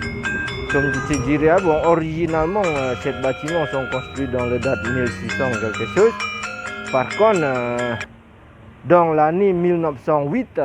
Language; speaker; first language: French; non-native, learner; Indonesian